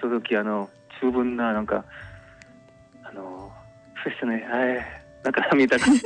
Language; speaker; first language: Japanese; non-native, fluent; Korean